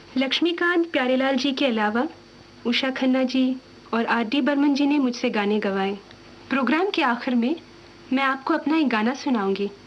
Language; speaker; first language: Hindi; non-native, local second language; Tamil